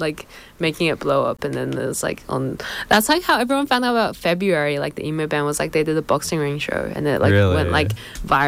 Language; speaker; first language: English; native; English